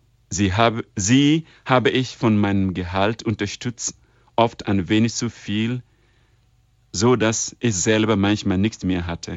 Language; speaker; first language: German; non-native, fluent; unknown